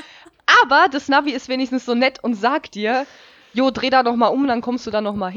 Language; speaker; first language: German; native; German